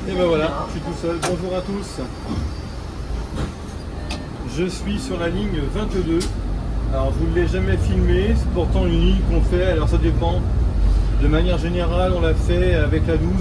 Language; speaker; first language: French; native; French